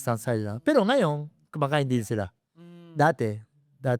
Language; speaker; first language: Filipino; non-native, learner; Japanese